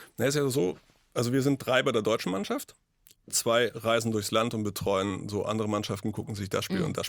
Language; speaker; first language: German; native; German